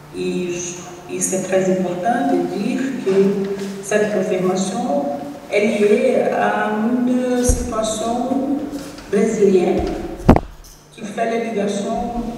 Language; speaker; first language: French; non-native, learner; Portuguese